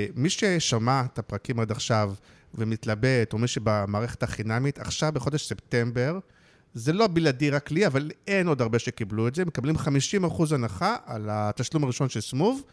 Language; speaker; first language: Hebrew; native; Hebrew